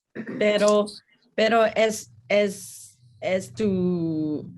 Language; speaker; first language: Spanish; non-native, learner; English